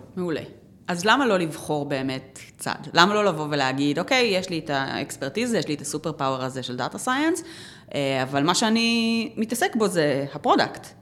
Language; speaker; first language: Hebrew; native; Hebrew